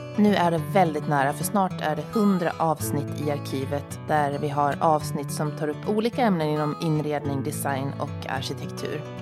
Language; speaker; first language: Swedish; native; Swedish